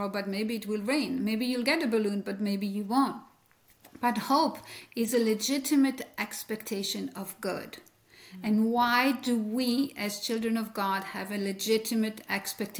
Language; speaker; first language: English; non-native, fluent; French